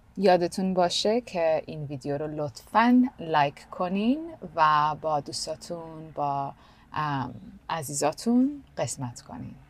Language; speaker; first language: Persian; early bilingual, heritage; Persian